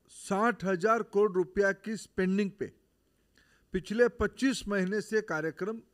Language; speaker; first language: Hindi; non-native, local second language; Odia